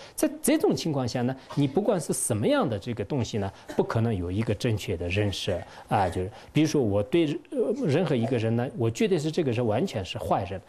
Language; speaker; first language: Chinese; non-native, local second language; Tibetan